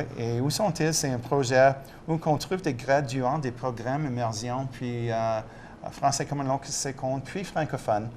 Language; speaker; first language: French; non-native, local second language; English